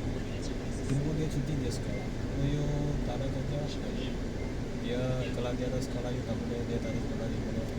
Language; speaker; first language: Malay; non-native, local second language; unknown